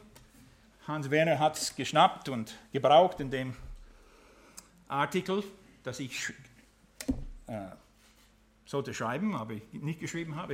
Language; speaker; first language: German; non-native, fluent; English